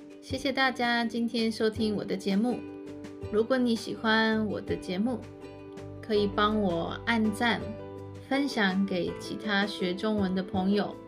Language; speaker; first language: Chinese; early bilingual, heritage; Chinese